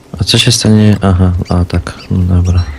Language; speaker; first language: Polish; native; Polish